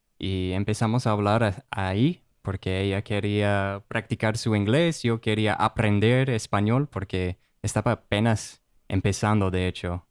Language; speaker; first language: Spanish; non-native, fluent; English